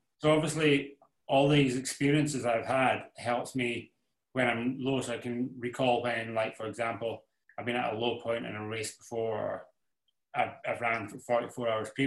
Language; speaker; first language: English; native; English